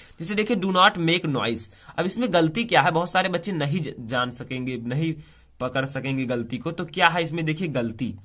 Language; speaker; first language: Hindi; native; Hindi